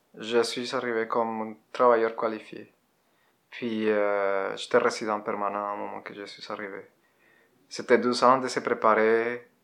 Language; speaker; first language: French; non-native, fluent; Spanish